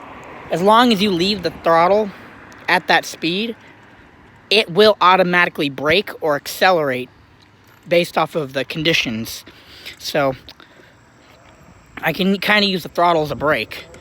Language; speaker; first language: English; native; English